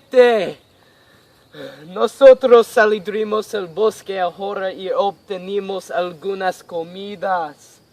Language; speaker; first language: Spanish; non-native, learner; English